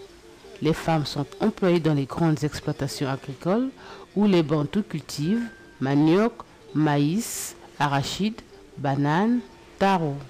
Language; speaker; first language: French; non-native, local second language; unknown